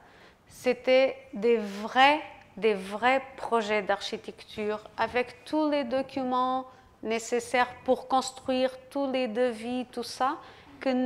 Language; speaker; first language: French; non-native, fluent; Portuguese